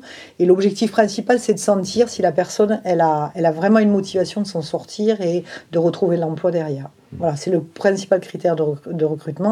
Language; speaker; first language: French; native; French